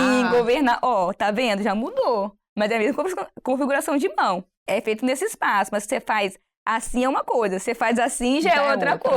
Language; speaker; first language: Portuguese; native; Portuguese